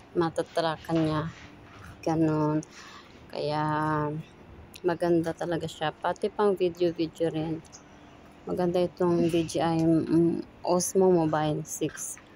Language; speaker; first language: Filipino; non-native, local second language; Hiligaynon